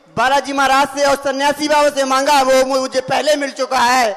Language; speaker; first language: Hindi; native; Hindi